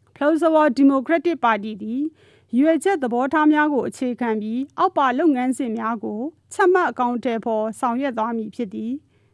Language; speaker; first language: Burmese; non-native, local second language; Karen languages